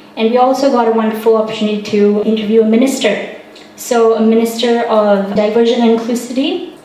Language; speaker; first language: English; non-native, local second language; Hindi